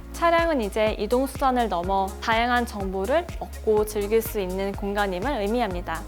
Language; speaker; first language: Korean; native; Korean